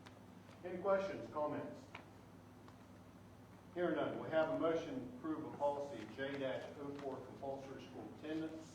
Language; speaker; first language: English; native; English